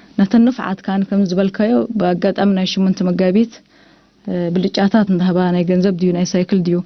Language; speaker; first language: Tigrinya; non-native, local second language; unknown